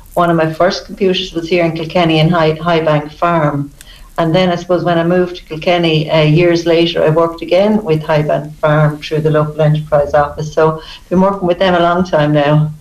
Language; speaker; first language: English; native; English